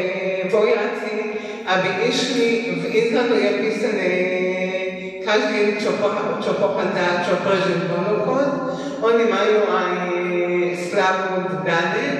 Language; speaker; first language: Slovak; early bilingual, heritage; Slovak